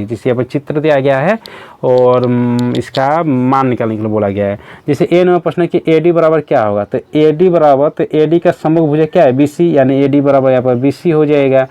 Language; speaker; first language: Hindi; native; Hindi